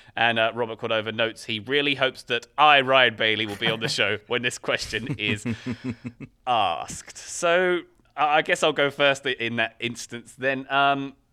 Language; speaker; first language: English; native; English